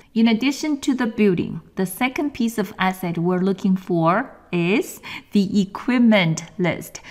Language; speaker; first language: English; non-native, fluent; Chinese